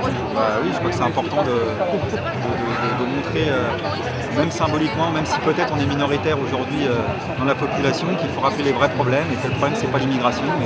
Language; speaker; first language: French; native; French